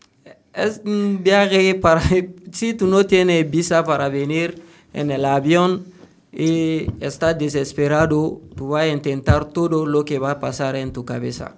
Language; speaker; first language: Spanish; non-native, learner; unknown